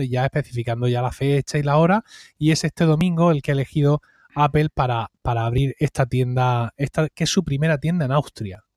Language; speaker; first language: Spanish; native; Spanish